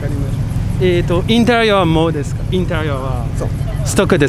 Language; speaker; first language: Japanese; non-native, learner; French